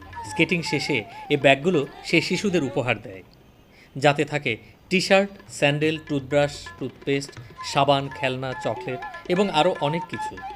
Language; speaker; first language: Bangla; native; Bangla